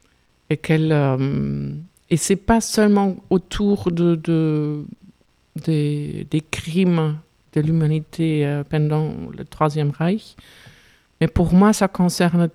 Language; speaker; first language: French; non-native, fluent; German